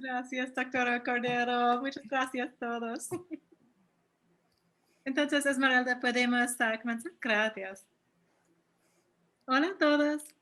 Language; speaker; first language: Spanish; early bilingual, heritage; Spanish